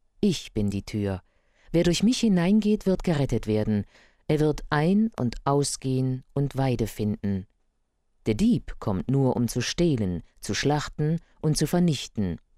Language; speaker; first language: German; native; German